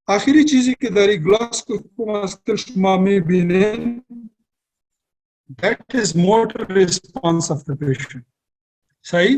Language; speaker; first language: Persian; non-native, local second language; Pashto